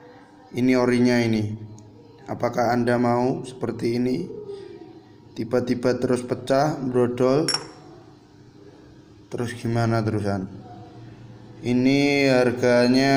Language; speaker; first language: Indonesian; non-native, local second language; Javanese